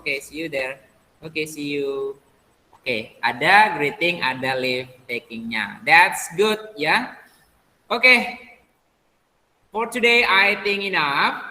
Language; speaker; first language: English; non-native, learner; Indonesian